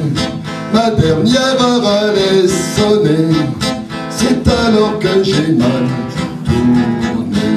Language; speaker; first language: French; native; French